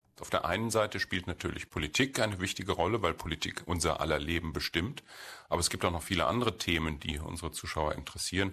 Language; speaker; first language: German; native; German